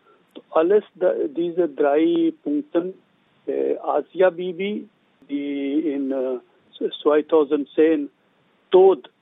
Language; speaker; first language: German; non-native, learner; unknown